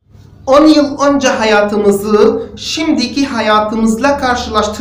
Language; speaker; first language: Turkish; non-native, fluent; Arabic